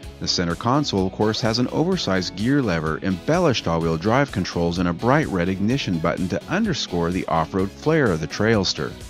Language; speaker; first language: English; native; English